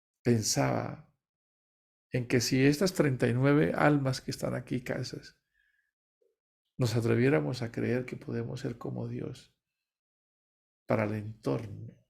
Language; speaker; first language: Spanish; native; Spanish